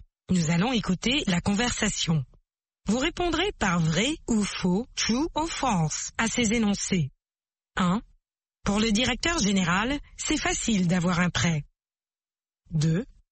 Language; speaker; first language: French; native; French